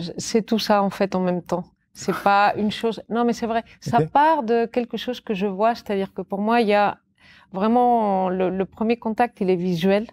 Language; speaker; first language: French; non-native, fluent; Catalan